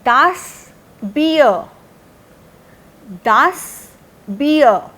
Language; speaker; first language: German; non-native, fluent; Hindi